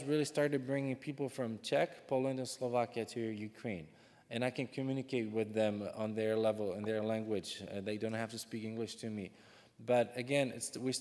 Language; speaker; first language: English; non-native, fluent; Czech